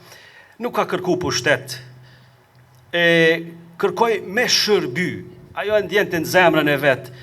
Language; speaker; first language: Albanian; native; Albanian